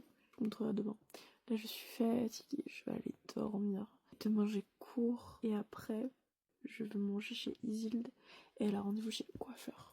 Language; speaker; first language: French; native; French